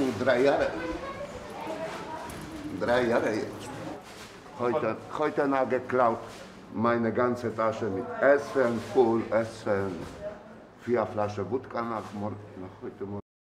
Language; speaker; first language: German; non-native, learner; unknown